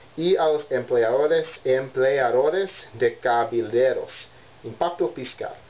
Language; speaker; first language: Spanish; non-native, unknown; English